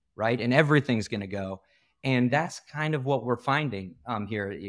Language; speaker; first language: English; native; English